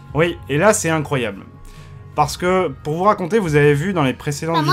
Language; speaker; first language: French; native; French